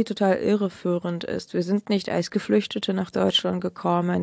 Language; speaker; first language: German; early bilingual, other home language; Russian